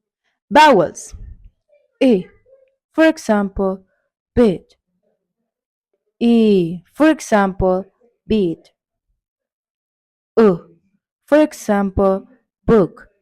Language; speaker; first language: English; non-native, learner; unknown